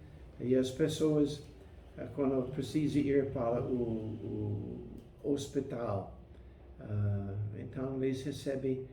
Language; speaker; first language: Portuguese; non-native, fluent; English